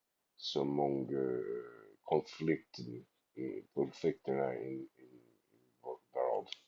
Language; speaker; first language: Swedish; non-native, learner; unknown